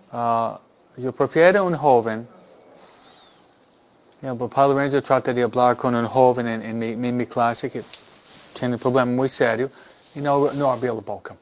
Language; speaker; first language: Spanish; non-native, fluent; English